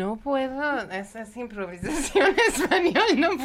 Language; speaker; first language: Spanish; non-native, learner; Persian